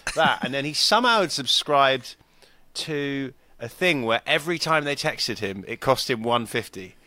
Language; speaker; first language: English; native; English